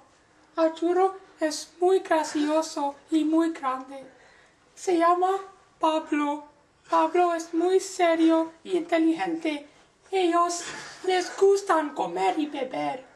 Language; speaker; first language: Spanish; non-native, learner; English